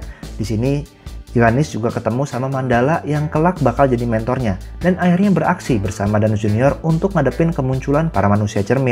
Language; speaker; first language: Indonesian; native; Indonesian